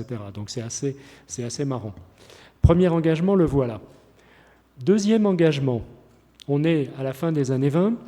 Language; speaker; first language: French; native; French